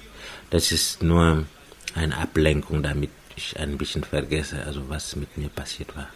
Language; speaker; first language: German; non-native, fluent; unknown